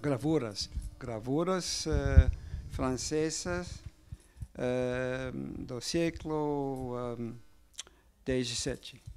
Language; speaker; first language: Portuguese; non-native, learner; English